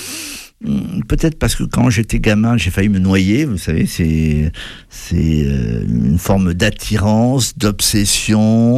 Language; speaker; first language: French; native; French